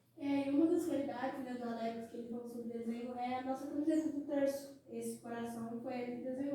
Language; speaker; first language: Portuguese; native; Portuguese